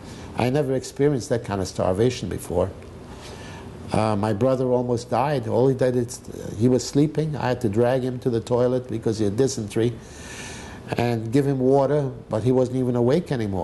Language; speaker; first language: English; non-native, fluent; Hungarian